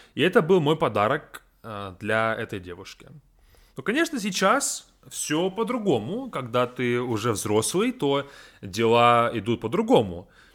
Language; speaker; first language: Russian; native; Russian